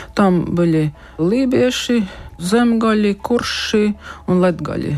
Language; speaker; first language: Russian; non-native, local second language; Latvian